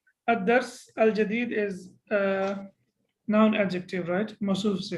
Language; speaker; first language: Arabic; non-native, fluent; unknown